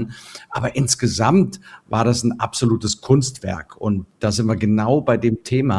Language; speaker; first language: German; native; German